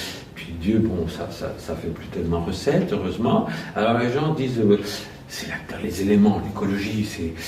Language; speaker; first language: French; native; French